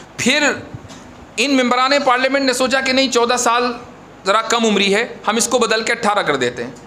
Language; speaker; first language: Urdu; native; Urdu